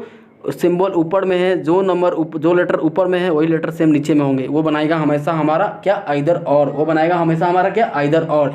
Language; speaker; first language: Hindi; native; Hindi